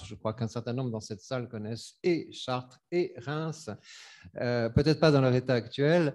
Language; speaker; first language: French; native; French